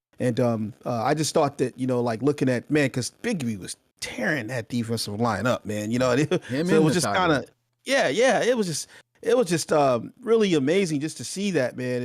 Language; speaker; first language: English; native; English